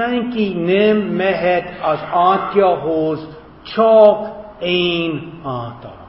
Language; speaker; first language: Hungarian; non-native, fluent; English